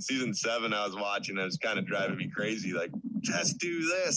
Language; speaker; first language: English; native; English